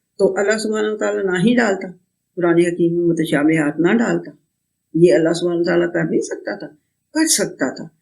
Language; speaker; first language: Urdu; native; Urdu